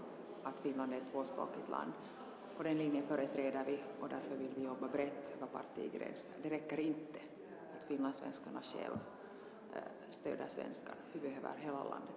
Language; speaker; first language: Swedish; non-native, local second language; Finnish